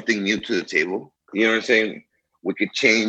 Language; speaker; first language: English; early bilingual, other home language; Spanish